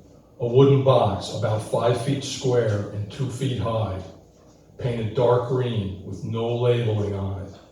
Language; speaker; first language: English; native; English